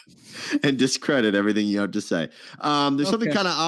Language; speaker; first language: English; native; English